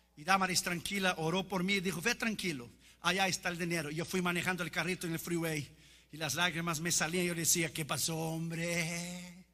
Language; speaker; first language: Spanish; non-native, fluent; Portuguese